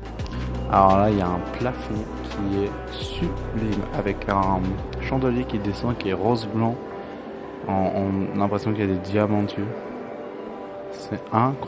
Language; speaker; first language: French; native; French